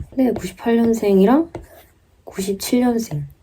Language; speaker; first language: Korean; native; Korean